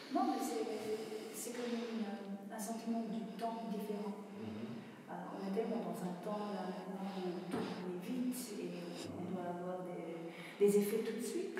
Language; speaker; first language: French; non-native, fluent; Polish